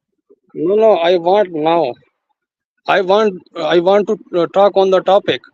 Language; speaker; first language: English; non-native, learner; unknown